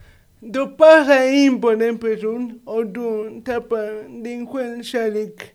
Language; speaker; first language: Swedish; non-native, learner; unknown